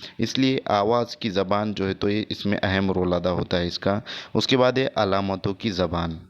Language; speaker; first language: Urdu; native; Urdu